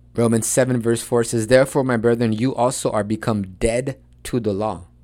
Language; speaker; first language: English; early bilingual, other home language; Spanish